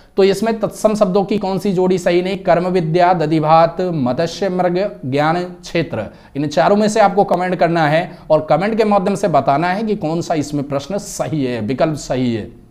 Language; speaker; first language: Hindi; native; Hindi